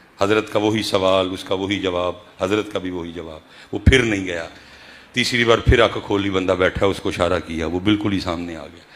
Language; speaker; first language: Urdu; non-native, local second language; Punjabi